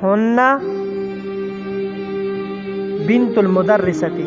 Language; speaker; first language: Arabic; non-native, fluent; Persian